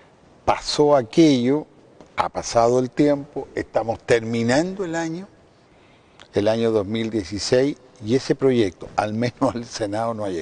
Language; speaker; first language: Spanish; native; Spanish